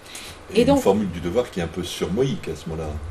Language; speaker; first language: French; native; French